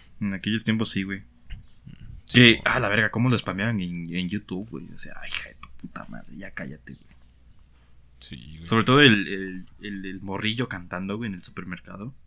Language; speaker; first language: Spanish; native; Spanish